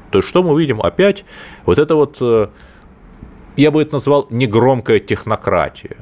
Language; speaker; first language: Russian; native; Russian